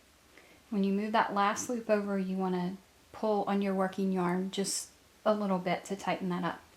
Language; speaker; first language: English; native; English